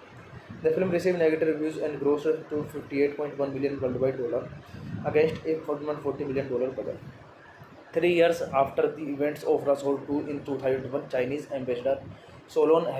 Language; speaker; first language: English; non-native, learner; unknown